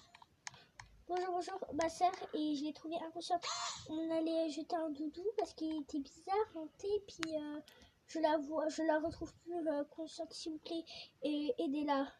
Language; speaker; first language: French; native; French